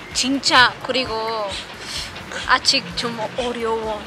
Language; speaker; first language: Korean; non-native, learner; Spanish